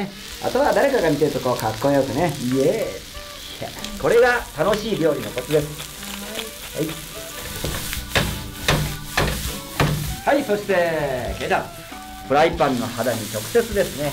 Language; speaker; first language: Japanese; native; Japanese